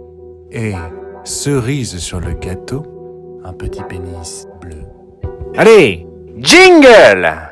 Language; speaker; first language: French; native; French